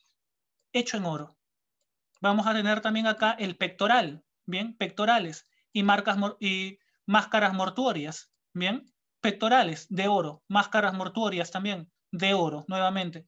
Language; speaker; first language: Spanish; native; Spanish